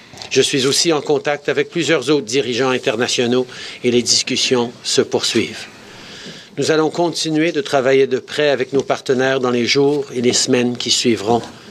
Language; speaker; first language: French; native; French